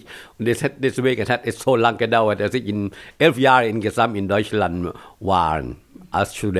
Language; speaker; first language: German; non-native, fluent; Thai